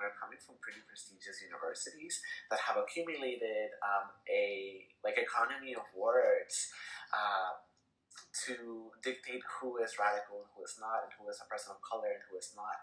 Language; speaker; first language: English; early bilingual, other home language; Spanish